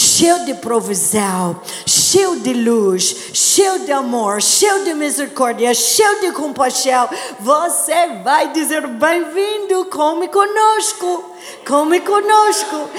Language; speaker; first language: Portuguese; non-native, learner; English